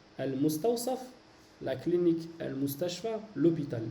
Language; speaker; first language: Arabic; non-native, fluent; French